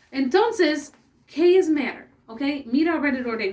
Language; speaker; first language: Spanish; non-native, learner; English